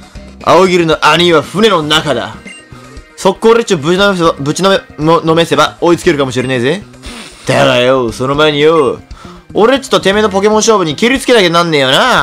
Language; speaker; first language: Japanese; native; Japanese